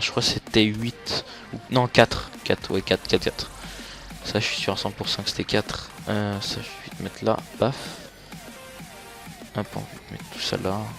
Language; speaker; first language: French; native; French